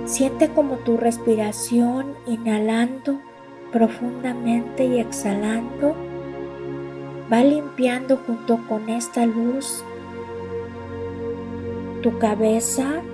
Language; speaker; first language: Spanish; native; Spanish